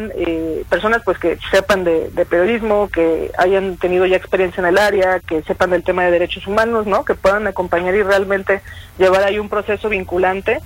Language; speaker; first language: Spanish; native; Spanish